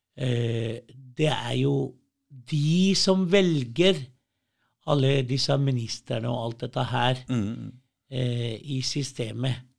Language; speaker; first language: Norwegian; early bilingual, other home language; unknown